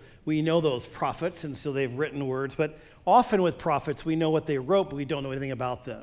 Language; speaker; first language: English; native; English